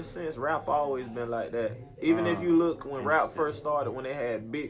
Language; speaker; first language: English; native; English